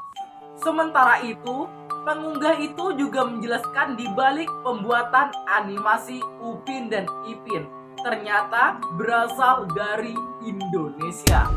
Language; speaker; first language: Indonesian; native; Indonesian